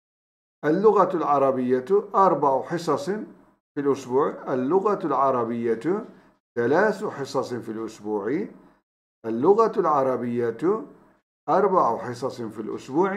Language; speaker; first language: Arabic; non-native, fluent; Turkish